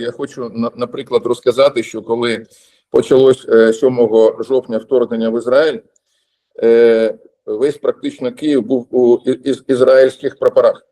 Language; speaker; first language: Ukrainian; non-native, local second language; Russian